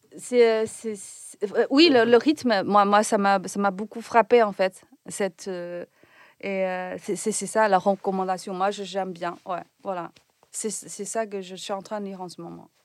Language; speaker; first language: French; non-native, fluent; Chinese